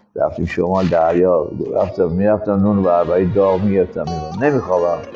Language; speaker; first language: Persian; native; Persian